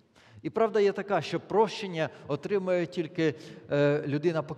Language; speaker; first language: Polish; non-native, learner; Ukrainian